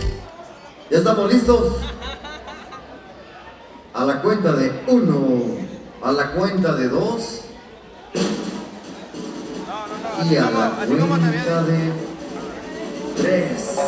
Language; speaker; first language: Spanish; native; Spanish